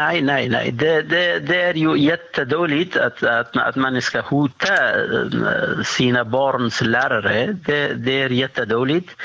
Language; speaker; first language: Swedish; non-native, fluent; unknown